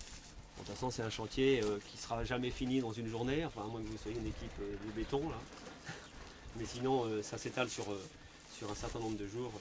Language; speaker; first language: French; native; French